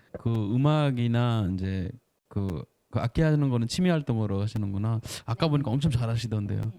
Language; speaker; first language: Korean; non-native, fluent; Bangla